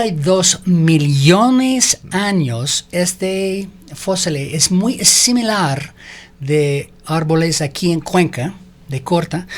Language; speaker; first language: Spanish; non-native, learner; English